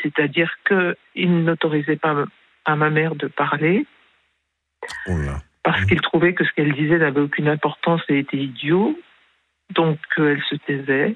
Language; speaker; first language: French; early bilingual, other home language; Spanish